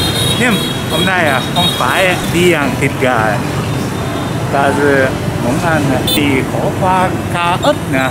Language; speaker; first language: Vietnamese; non-native, learner; Japanese